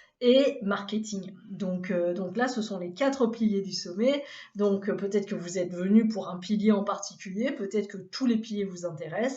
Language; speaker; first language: French; native; French